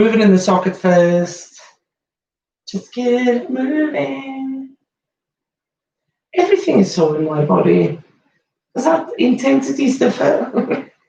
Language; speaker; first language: English; native; English